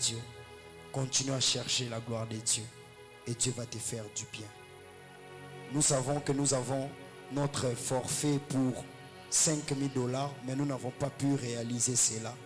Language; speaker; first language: French; non-native, local second language; Lingala